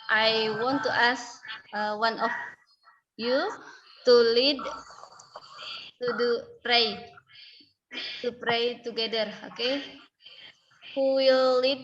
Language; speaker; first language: English; non-native, learner; Indonesian